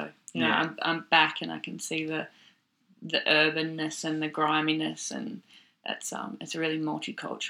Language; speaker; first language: English; native; English